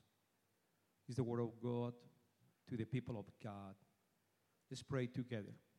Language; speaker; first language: English; non-native, fluent; Spanish